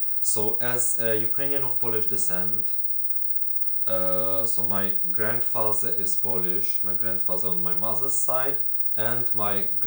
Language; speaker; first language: English; non-native, fluent; Ukrainian